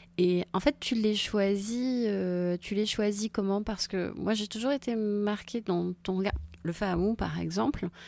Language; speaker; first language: French; native; French